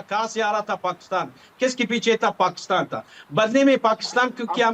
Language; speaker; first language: Hindi; non-native, fluent; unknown